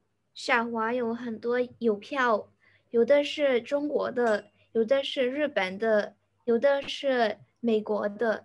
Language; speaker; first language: Chinese; non-native, learner; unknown